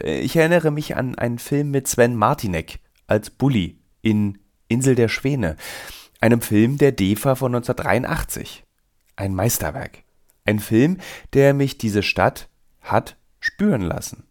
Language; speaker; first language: German; native; German